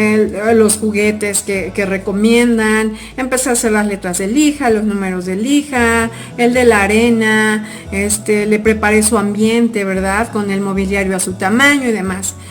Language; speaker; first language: Spanish; native; Spanish